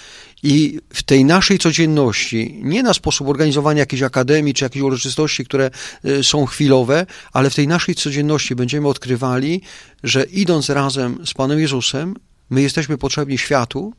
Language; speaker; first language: Polish; native; Polish